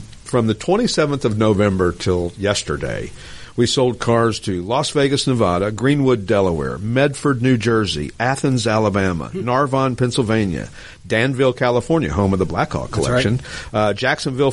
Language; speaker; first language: English; native; English